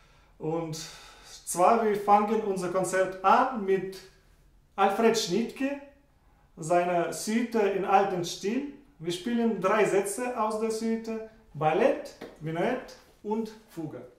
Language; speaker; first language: German; non-native, fluent; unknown